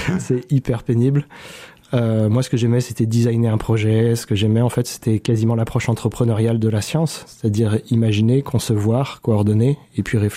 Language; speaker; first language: French; native; French